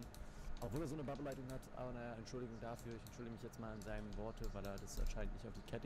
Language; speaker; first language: German; native; German